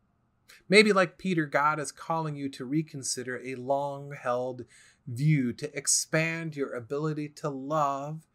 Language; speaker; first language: English; native; English